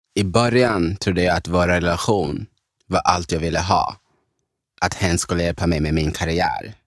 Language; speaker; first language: Swedish; early bilingual, other home language; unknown